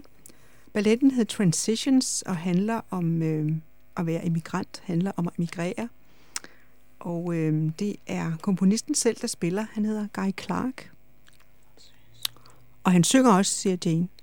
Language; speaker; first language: Danish; native; Danish